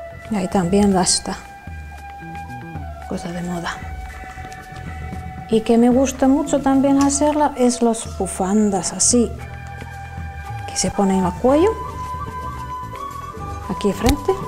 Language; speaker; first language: Spanish; non-native, learner; Finnish